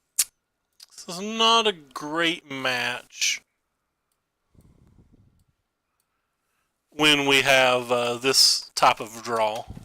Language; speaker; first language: English; native; English